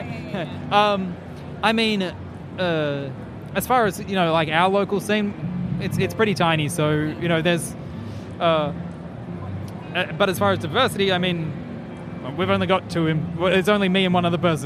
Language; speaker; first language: English; native; English